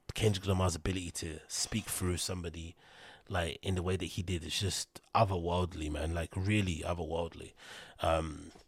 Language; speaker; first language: English; native; English